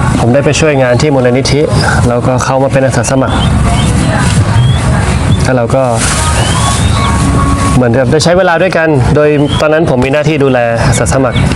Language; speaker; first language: Thai; native; Thai